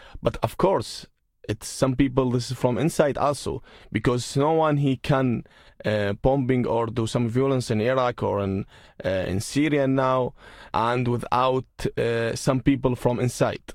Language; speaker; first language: English; non-native, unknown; Arabic